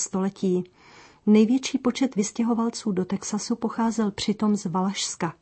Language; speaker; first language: Czech; native; Czech